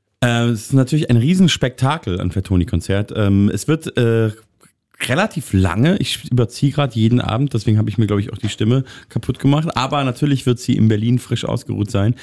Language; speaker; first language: German; native; German